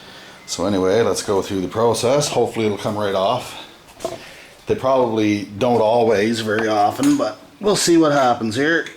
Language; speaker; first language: English; native; English